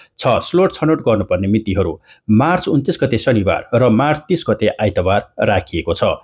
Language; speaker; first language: Nepali; native; Nepali